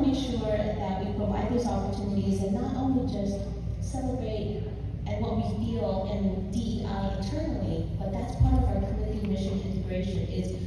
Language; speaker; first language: English; native; English